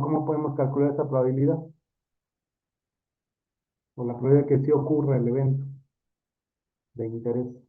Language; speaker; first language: Spanish; native; Spanish